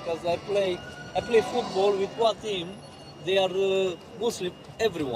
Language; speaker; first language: English; non-native, learner; Romanian